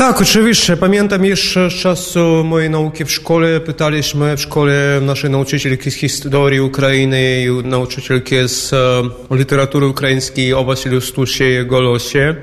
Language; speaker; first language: Polish; non-native, fluent; Ukrainian